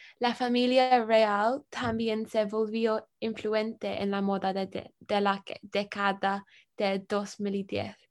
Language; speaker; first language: Spanish; non-native, learner; English